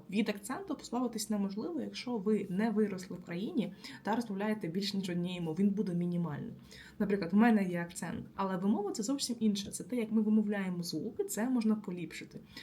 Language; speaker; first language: Ukrainian; native; Ukrainian